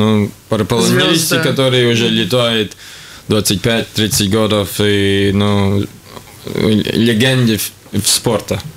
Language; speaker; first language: Russian; non-native, local second language; Latvian